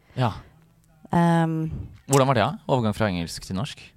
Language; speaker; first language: Norwegian; native; Norwegian